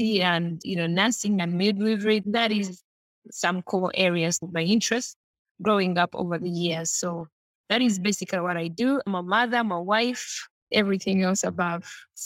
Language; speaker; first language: English; non-native, local second language; Ganda